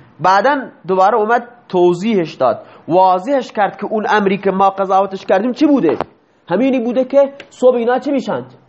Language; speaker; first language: Persian; non-native, local second language; Baluchi